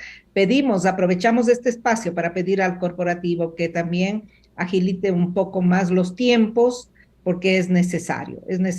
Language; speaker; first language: Spanish; native; Spanish